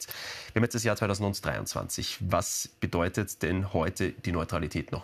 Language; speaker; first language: German; native; German